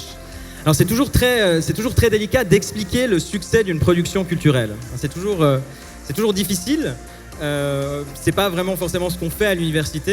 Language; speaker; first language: French; native; French